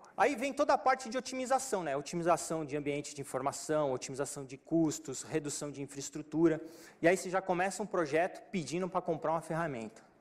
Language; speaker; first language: Portuguese; native; Portuguese